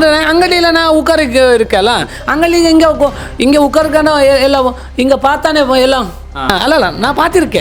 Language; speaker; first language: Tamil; non-native, learner; Kannada